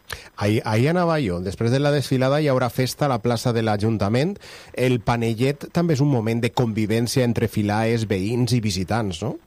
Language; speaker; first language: Catalan; native; Catalan